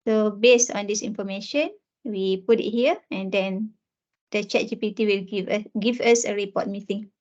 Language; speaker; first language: English; non-native, local second language; Malay